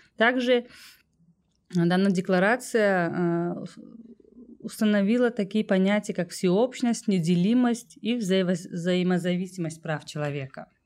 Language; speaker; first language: Russian; non-native, local second language; Tajik